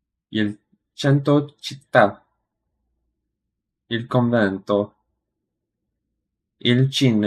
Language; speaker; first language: Italian; non-native, learner; English